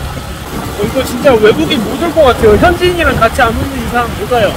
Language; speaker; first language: Korean; native; Korean